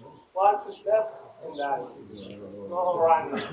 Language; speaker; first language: English; non-native, learner; Italian